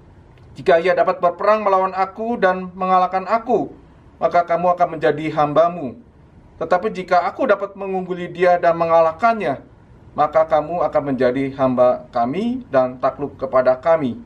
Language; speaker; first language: Indonesian; native; Indonesian